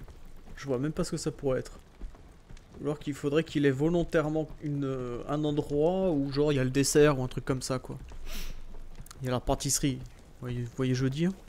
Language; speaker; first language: French; native; French